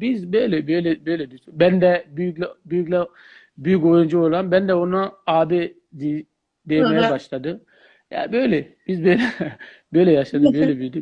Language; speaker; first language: Turkish; non-native, learner; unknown